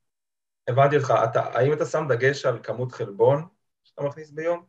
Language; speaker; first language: Hebrew; native; Hebrew